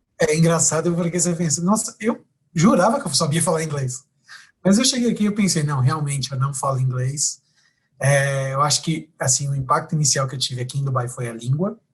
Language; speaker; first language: Portuguese; native; Portuguese